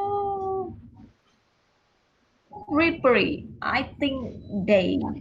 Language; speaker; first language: English; non-native, learner; Vietnamese